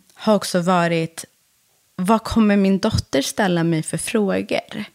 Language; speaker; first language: Swedish; early bilingual, other home language; Persian